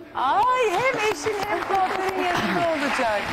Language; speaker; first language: Turkish; native; Turkish